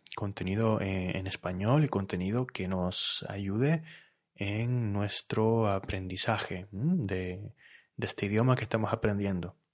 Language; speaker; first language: Spanish; native; Spanish